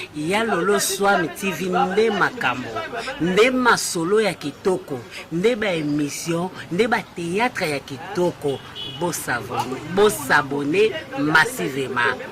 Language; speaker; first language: Lingala; native; Lingala